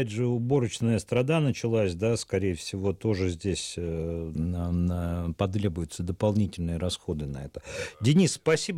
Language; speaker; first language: Russian; native; Russian